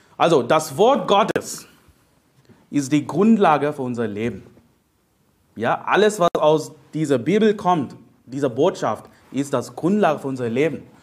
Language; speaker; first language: German; non-native, fluent; Telugu